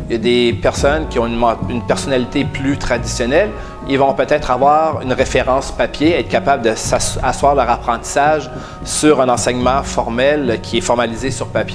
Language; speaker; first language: French; native; French